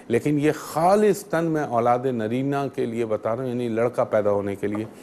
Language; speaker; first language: Urdu; native; Urdu